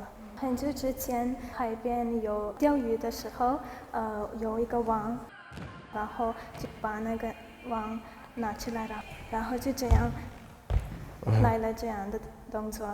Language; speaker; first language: Chinese; non-native, learner; Turkmen